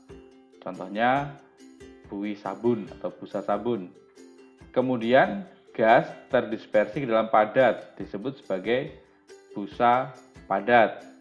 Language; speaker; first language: Indonesian; native; Indonesian